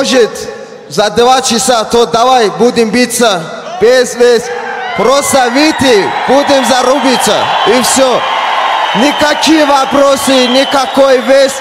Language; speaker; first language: Russian; non-native, learner; Persian